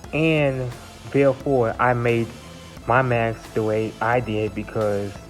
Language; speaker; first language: English; native; English